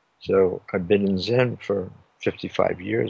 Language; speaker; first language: English; native; English